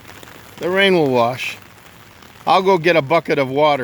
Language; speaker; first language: English; native; English